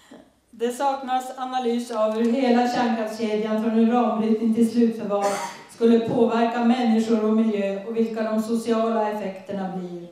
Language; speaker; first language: Swedish; native; Swedish